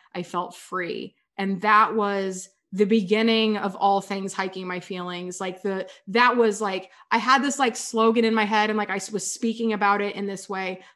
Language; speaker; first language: English; native; English